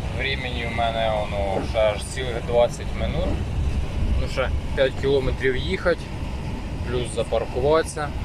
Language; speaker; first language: Ukrainian; native; Ukrainian